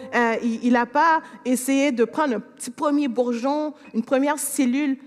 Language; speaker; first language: French; native; French